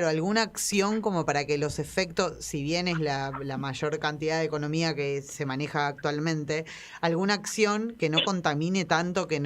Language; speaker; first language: Spanish; native; Spanish